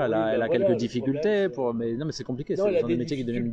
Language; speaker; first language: French; native; French